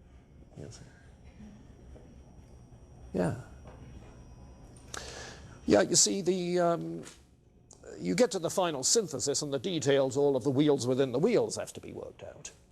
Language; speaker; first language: English; native; English